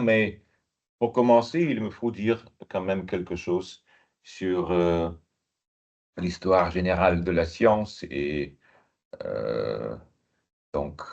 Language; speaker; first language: French; non-native, fluent; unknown